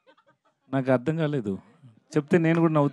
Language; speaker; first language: Telugu; non-native, learner; Tamil